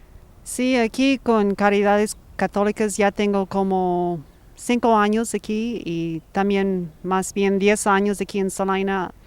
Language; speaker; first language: Spanish; non-native, fluent; English